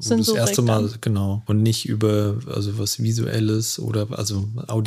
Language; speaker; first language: German; native; German